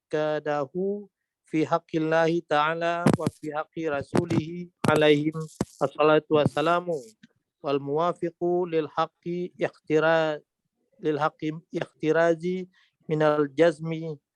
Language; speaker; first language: Arabic; non-native, learner; Indonesian